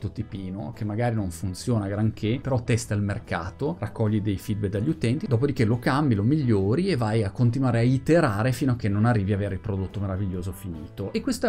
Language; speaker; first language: Italian; native; Italian